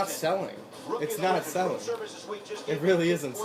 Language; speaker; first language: English; native; English